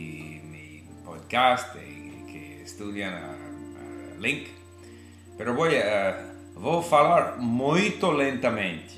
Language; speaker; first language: Spanish; non-native, fluent; English